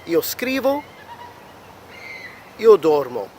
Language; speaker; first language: Italian; non-native, fluent; English